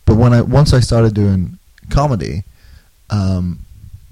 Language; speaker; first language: English; native; English